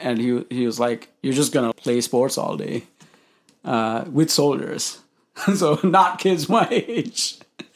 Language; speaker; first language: English; non-native, local second language; Sinhala